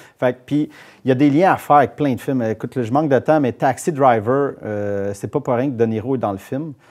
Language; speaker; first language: French; native; French